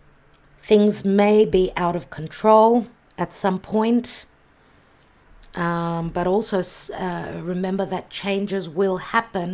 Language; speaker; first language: English; native; English